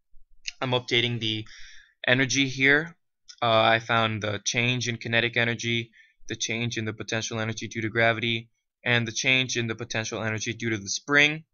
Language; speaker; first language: English; native; English